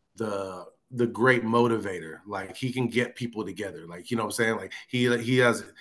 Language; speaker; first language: English; native; English